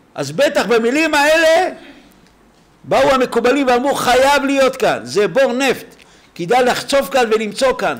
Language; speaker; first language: Hebrew; native; Hebrew